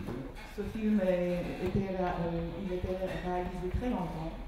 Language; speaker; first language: French; non-native, fluent; Polish